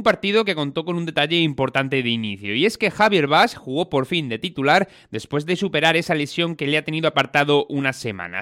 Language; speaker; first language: Spanish; native; Spanish